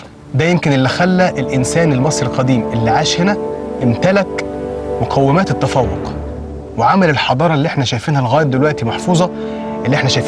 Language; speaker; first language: Arabic; native; Arabic